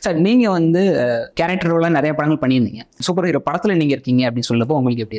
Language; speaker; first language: Tamil; native; Tamil